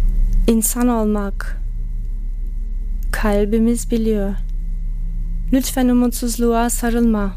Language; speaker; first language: Turkish; early bilingual, heritage; Turkish